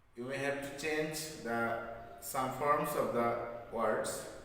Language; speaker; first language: English; non-native, local second language; Bangla